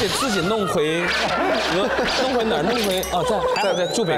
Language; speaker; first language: Chinese; native; Chinese